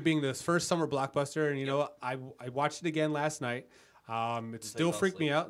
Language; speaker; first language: English; native; English